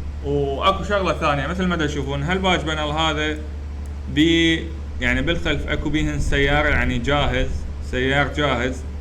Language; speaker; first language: Arabic; native; Arabic